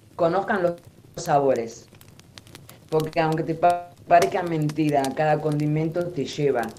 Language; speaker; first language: Spanish; non-native, fluent; Armenian